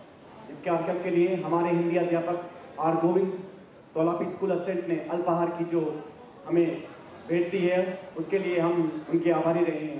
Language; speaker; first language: Hindi; non-native, local second language; Telugu